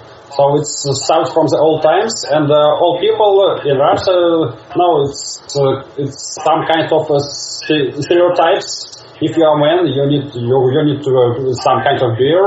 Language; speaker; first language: English; non-native, learner; Russian